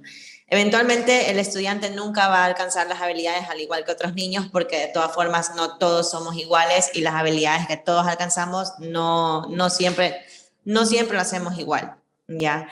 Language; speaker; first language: Spanish; native; Spanish